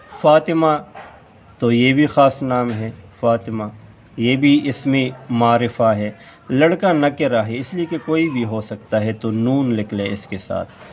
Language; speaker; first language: Urdu; non-native, local second language; Pashto